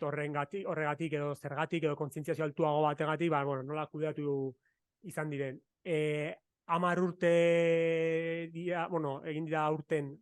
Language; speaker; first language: Basque; native; Basque